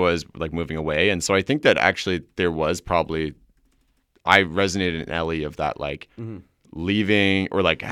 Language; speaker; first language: English; native; English